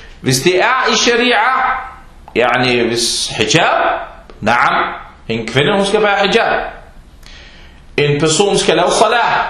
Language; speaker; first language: Danish; non-native, fluent; Arabic